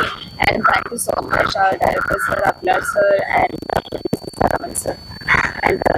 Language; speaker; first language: Tamil; non-native, learner; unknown